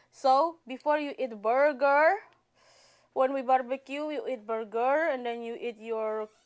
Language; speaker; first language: English; non-native, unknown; Indonesian